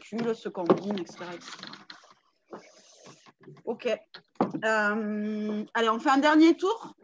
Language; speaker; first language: French; native; French